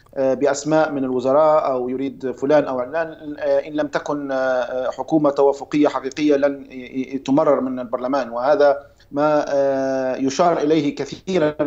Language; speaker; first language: Arabic; native; Arabic